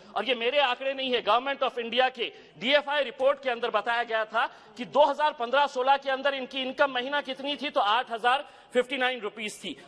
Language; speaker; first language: Hindi; non-native, local second language; Urdu